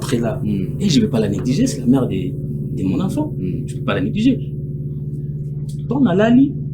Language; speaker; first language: French; non-native, local second language; Lingala